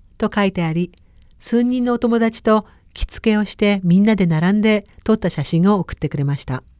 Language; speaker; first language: Japanese; native; Japanese